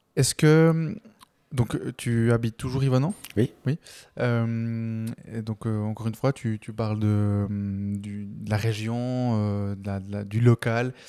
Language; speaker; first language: French; early bilingual, other home language; Spanish